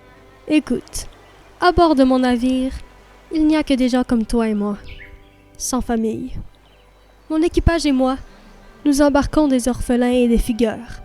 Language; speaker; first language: French; native; French